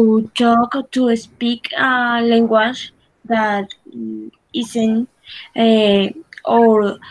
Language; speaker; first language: English; non-native, learner; Spanish